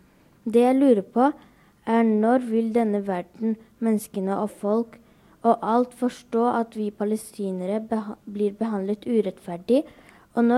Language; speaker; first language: Norwegian; early bilingual, other home language; Arabic